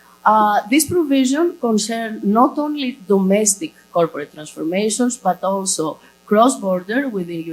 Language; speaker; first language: English; non-native, fluent; Greek